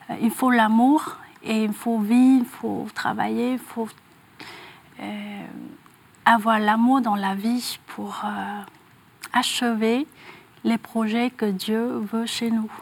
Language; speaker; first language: French; non-native, fluent; Vietnamese